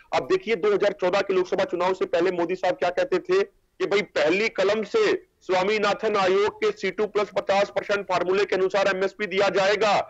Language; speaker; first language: Hindi; native; Hindi